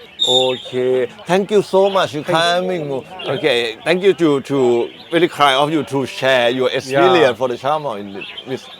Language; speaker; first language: English; non-native, learner; Thai